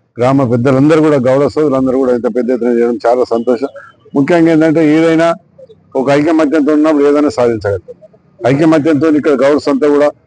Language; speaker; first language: Telugu; native; Telugu